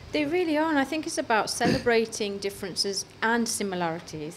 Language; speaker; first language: English; early bilingual, other home language; Hindi